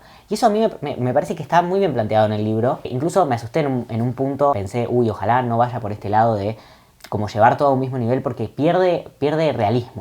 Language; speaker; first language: Spanish; native; Spanish